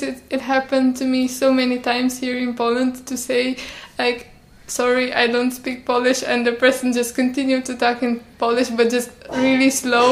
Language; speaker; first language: English; non-native, fluent; Romanian